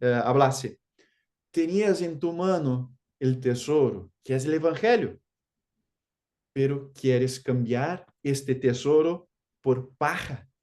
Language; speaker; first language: Spanish; non-native, fluent; Portuguese